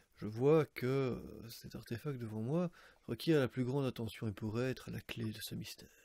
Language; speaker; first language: French; native; French